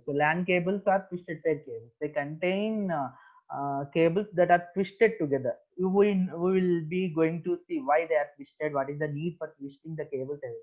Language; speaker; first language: English; non-native, local second language; Telugu